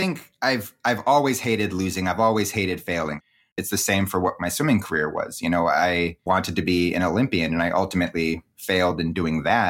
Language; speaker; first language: English; native; English